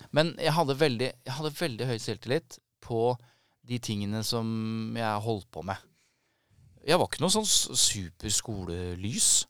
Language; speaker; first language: Norwegian; native; Norwegian